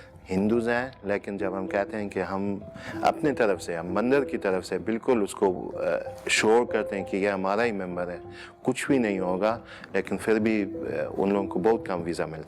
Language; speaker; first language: Hindi; non-native, fluent; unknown